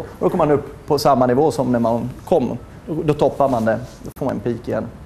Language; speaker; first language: Swedish; native; Swedish